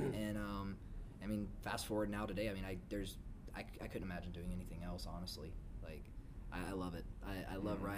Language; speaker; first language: English; native; English